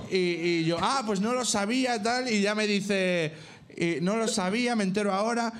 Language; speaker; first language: Spanish; native; Spanish